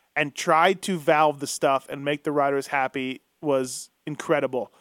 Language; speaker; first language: English; native; English